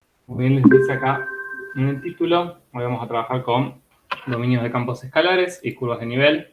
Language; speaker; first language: Spanish; native; Spanish